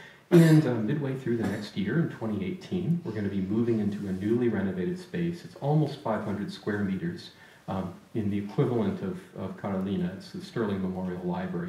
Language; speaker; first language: English; native; English